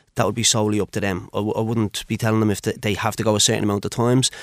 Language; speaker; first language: English; native; English